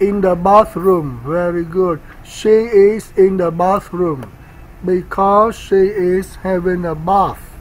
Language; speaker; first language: English; non-native, learner; Vietnamese